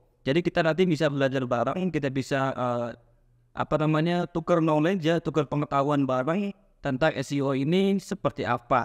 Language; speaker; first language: Indonesian; native; Indonesian